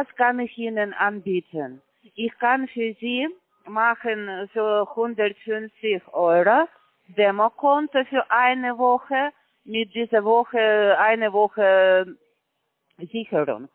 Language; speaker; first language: German; non-native, learner; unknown